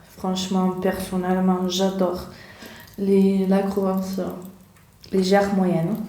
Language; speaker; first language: French; non-native, learner; Portuguese